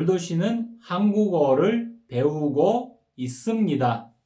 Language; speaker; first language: Korean; non-native, fluent; Kyrgyz